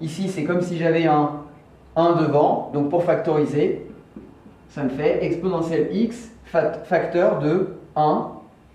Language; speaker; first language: French; native; French